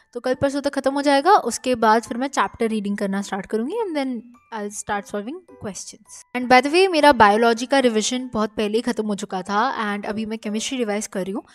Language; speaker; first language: Hindi; non-native, local second language; Bangla